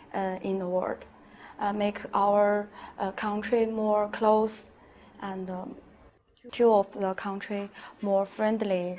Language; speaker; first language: English; non-native, learner; Chinese